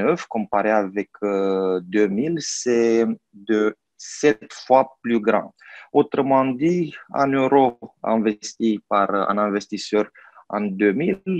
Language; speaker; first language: French; non-native, fluent; Romanian